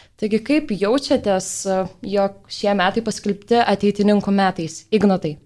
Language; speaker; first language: Lithuanian; native; Lithuanian